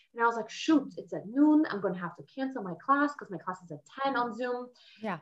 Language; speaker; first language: English; non-native, fluent; Polish